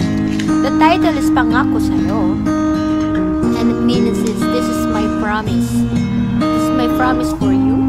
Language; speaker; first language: English; non-native, local second language; Filipino